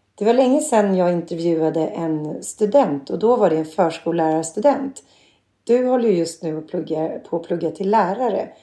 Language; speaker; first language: Swedish; native; Swedish